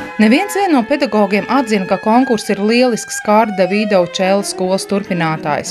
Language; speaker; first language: Latvian; native; Latvian